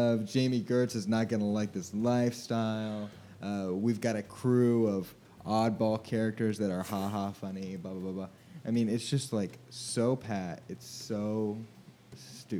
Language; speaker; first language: English; native; English